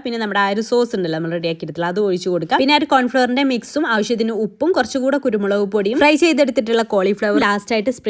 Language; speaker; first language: Malayalam; native; Malayalam